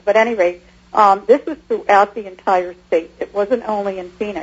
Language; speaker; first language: English; native; English